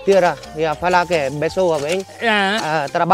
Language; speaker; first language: Portuguese; non-native, learner; Vietnamese